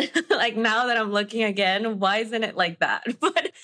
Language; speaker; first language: English; non-native, fluent; Spanish